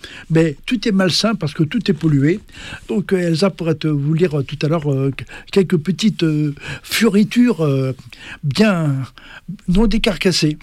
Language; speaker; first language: French; native; French